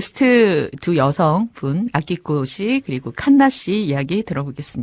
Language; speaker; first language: Korean; native; Korean